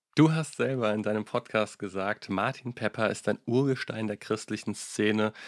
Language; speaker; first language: German; native; German